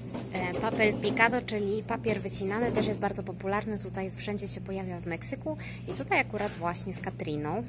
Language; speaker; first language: Polish; native; Polish